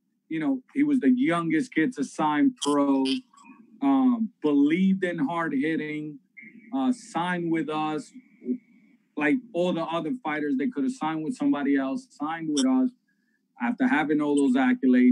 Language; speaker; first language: English; native; English